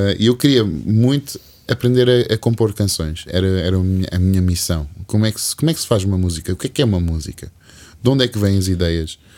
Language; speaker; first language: Portuguese; early bilingual, other home language; English